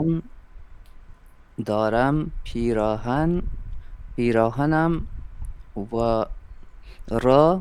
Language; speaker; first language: Persian; non-native, learner; Urdu